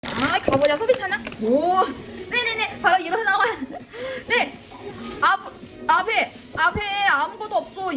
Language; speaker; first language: Korean; non-native, learner; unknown